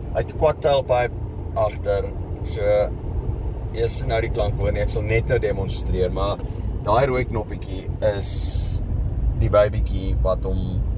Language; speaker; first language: Afrikaans; native; Afrikaans